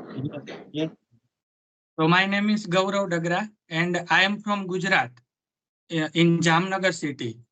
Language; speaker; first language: English; non-native, learner; Gujarati